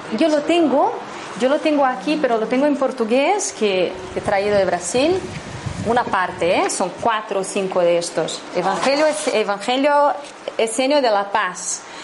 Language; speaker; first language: Spanish; non-native, fluent; Portuguese